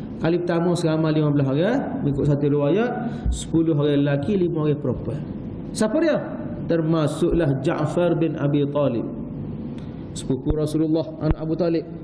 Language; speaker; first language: Malay; native; Malay